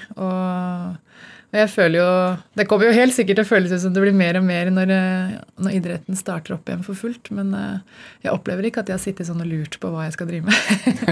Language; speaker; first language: Norwegian; native; Norwegian